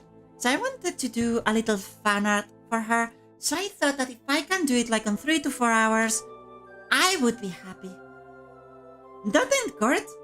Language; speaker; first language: English; non-native, fluent; Spanish